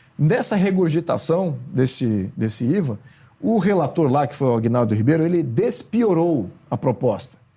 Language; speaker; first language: Portuguese; native; Portuguese